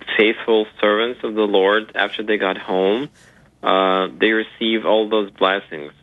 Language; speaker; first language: English; non-native, fluent; Ukrainian